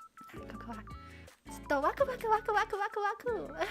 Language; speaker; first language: Japanese; non-native, learner; Chinese